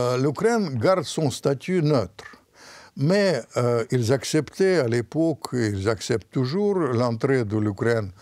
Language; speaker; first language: French; non-native, fluent; Russian